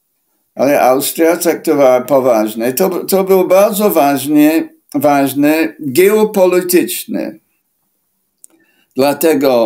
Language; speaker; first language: Polish; non-native, fluent; English